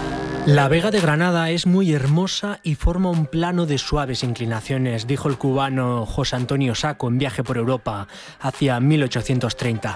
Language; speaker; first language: Spanish; native; Spanish